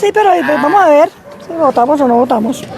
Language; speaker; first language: Spanish; native; Spanish